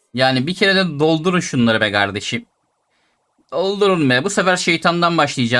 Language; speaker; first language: Turkish; native; Turkish